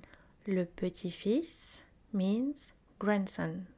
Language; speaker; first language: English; non-native, fluent; French